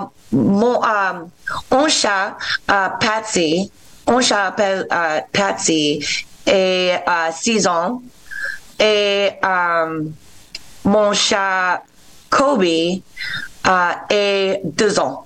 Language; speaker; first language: French; non-native, learner; English